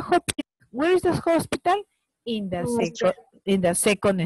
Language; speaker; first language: English; non-native, learner; Spanish